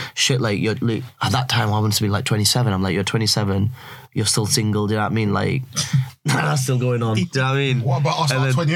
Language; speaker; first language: English; early bilingual, other home language; Urdu